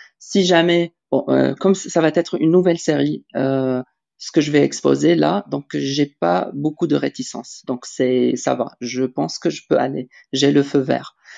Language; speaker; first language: French; non-native, local second language; Arabic